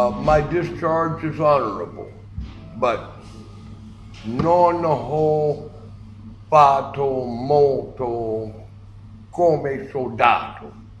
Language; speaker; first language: Italian; non-native, learner; English